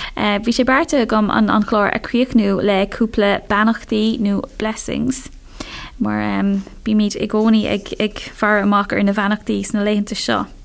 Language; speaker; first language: Irish; non-native, local second language; English